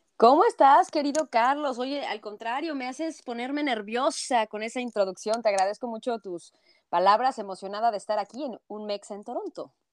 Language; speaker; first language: Spanish; native; Spanish